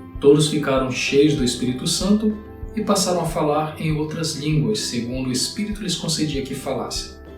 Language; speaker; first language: Portuguese; native; Portuguese